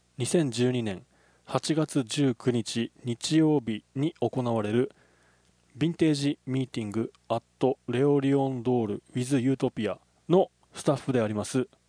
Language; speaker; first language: Japanese; native; Japanese